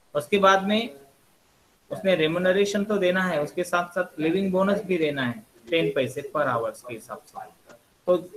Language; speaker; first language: Hindi; non-native, local second language; Marathi